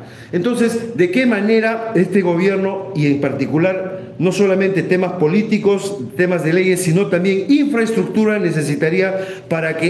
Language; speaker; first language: Spanish; native; Spanish